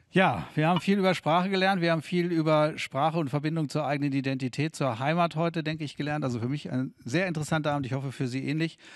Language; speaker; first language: German; native; German